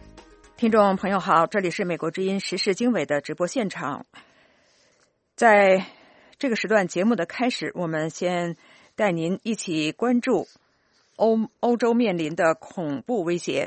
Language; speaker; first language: Chinese; native; Chinese